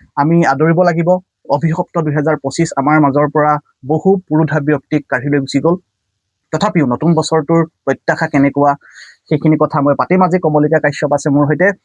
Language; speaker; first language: Assamese; native; Assamese